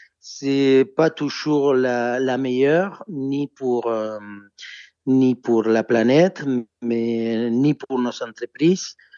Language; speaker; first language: French; non-native, fluent; Spanish